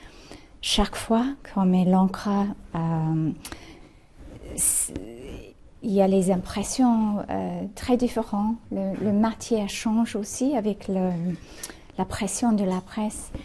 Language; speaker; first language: French; non-native, fluent; English